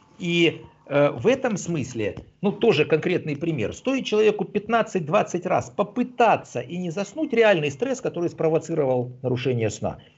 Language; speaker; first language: Russian; native; Russian